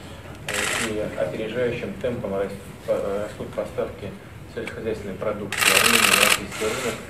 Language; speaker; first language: Russian; native; Russian